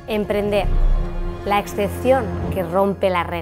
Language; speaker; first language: Spanish; native; Spanish